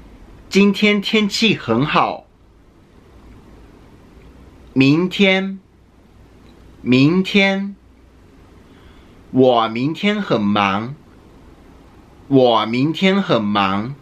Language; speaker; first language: Chinese; non-native, fluent; Japanese